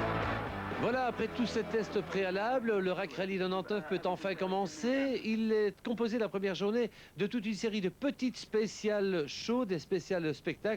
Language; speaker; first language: French; native; French